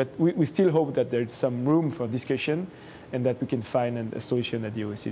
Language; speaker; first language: English; non-native, fluent; French